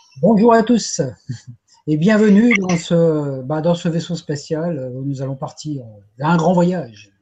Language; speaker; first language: French; native; French